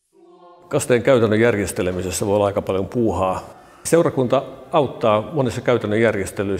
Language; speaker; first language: Finnish; native; Finnish